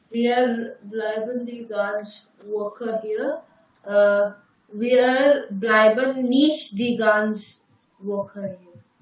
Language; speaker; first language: German; non-native, learner; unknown